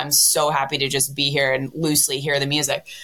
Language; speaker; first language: English; native; English